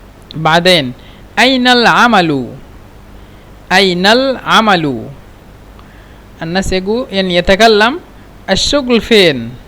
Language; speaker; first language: Arabic; non-native, fluent; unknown